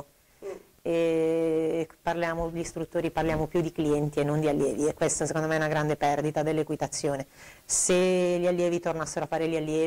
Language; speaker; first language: Italian; native; Italian